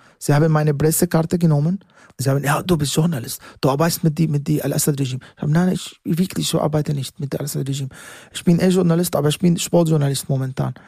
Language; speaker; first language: German; non-native, learner; Arabic